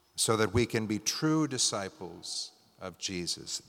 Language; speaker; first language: English; native; English